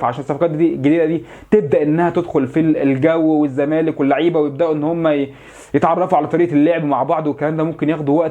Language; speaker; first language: Arabic; native; Arabic